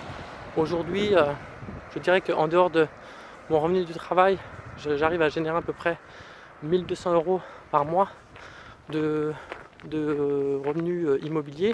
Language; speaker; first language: French; native; French